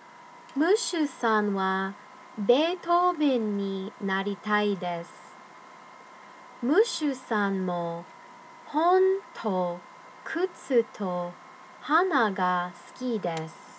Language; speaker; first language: Japanese; non-native, learner; English